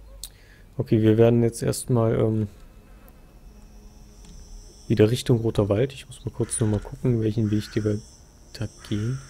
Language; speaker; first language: German; native; German